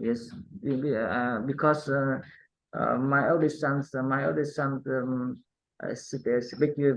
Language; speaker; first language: English; non-native, learner; Vietnamese